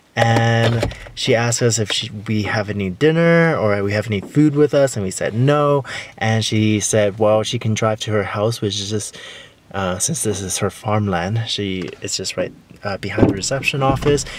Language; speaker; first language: English; native; English